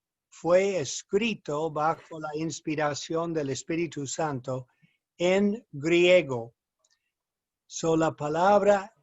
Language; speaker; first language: Spanish; non-native, fluent; English